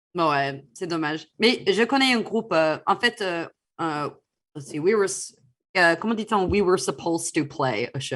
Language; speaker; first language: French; non-native, fluent; English